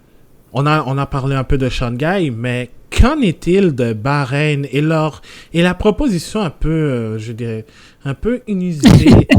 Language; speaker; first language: French; native; French